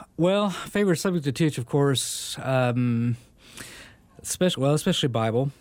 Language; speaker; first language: English; native; English